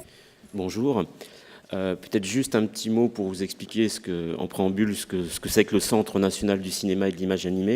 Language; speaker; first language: French; native; French